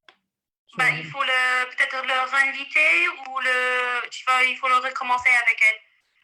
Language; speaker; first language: French; native; French